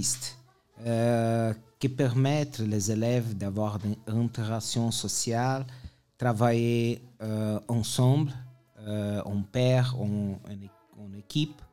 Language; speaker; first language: French; non-native, fluent; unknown